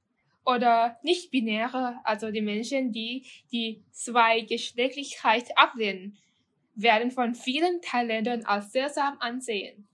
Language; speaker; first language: German; non-native, fluent; Thai